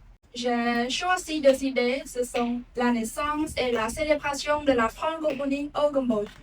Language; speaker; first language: French; non-native, learner; Khmer